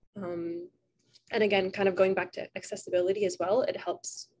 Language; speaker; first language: English; native; English